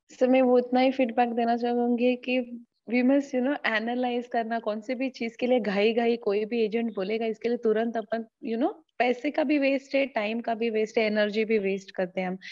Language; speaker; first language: Hindi; non-native, local second language; Marathi